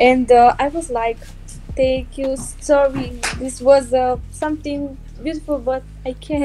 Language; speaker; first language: English; non-native, learner; Romanian